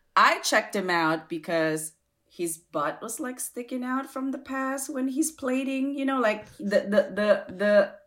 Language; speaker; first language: English; non-native, fluent; Indonesian